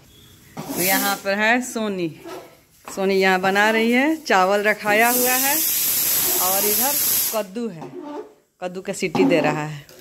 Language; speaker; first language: Hindi; native; Hindi